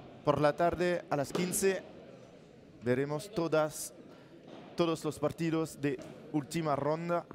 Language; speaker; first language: Spanish; non-native, learner; French